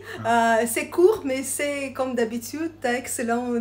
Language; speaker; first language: French; non-native, learner; Russian